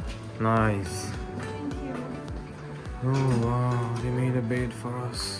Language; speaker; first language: English; non-native, local second language; Bangla